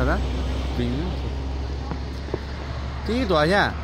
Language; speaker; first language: Turkish; non-native, learner; Chinese